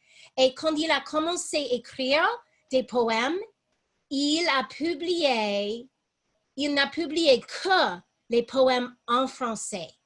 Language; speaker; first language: French; non-native, fluent; English